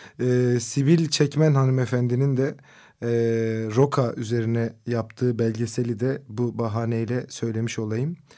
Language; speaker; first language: Turkish; non-native, local second language; Kurdish